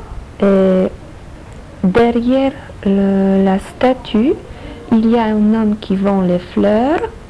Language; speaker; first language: French; non-native, learner; Polish